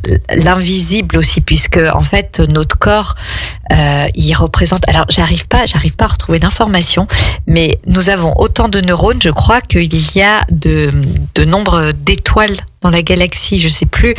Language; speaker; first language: French; native; French